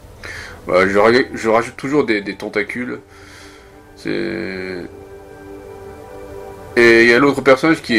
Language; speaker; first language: French; non-native, fluent; Japanese